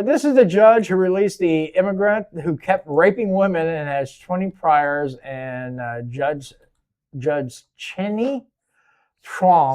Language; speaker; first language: English; native; English